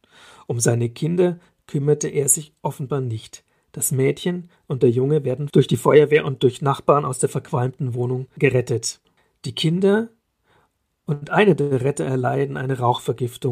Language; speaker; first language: German; native; German